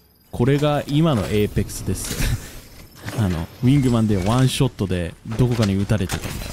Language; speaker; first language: Japanese; early bilingual, heritage; Japanese